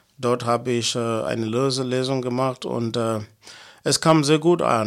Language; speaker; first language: German; non-native, fluent; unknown